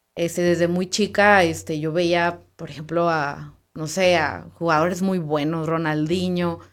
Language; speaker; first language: Spanish; native; Spanish